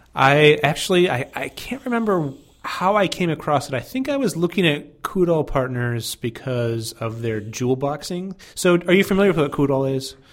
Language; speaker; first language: English; native; English